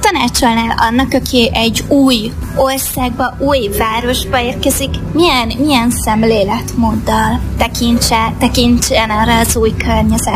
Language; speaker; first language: Hungarian; native; Hungarian